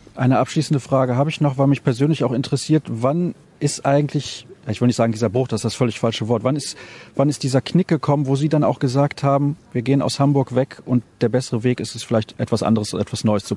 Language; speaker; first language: German; native; German